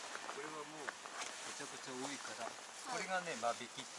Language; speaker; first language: Japanese; native; Japanese